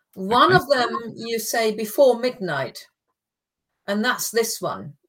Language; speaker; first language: English; non-native, fluent; German